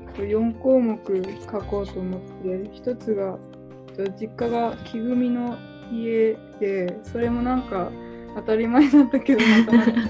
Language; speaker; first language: Japanese; native; Japanese